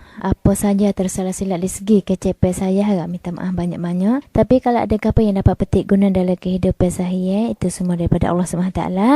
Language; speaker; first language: Malay; native; Malay